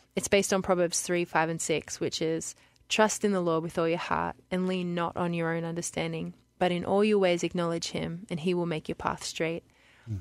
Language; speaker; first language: English; native; English